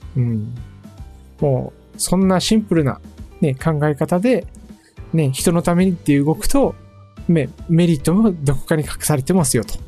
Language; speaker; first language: Japanese; native; Japanese